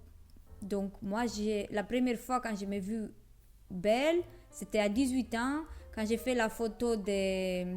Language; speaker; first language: French; non-native, fluent; Romanian